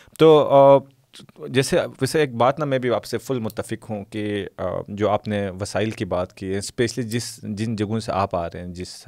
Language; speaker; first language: Urdu; non-native, local second language; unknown